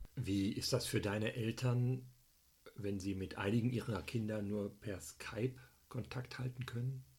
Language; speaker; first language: German; native; German